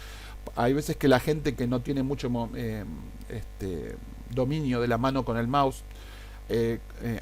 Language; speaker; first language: Spanish; native; Spanish